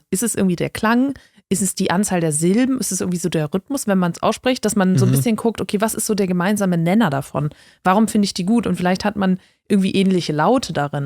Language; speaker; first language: German; native; German